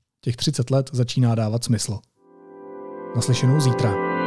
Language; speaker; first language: Czech; native; Czech